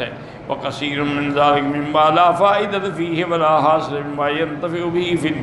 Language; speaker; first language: Arabic; non-native, fluent; Urdu